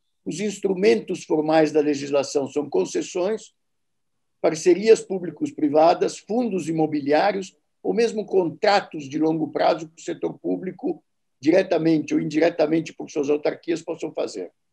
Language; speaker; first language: Portuguese; native; Portuguese